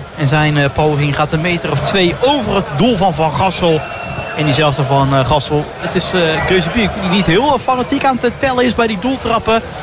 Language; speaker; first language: Dutch; native; Dutch